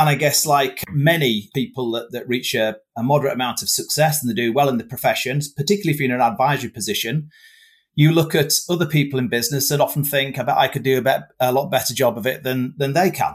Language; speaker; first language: English; native; English